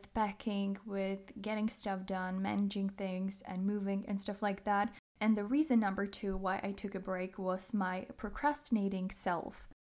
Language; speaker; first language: English; non-native, fluent; Czech